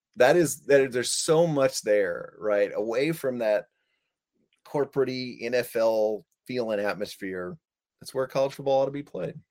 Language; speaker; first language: English; native; English